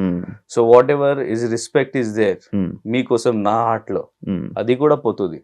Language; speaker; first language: Telugu; non-native, learner; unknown